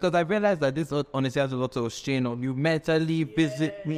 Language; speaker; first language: English; non-native, local second language; Akan